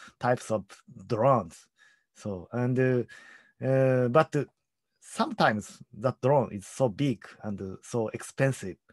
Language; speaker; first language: English; non-native, learner; Japanese